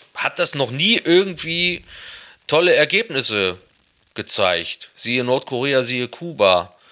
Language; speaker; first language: German; native; German